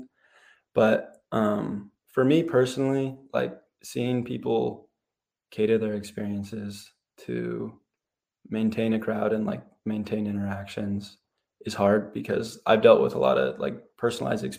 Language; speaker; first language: English; native; English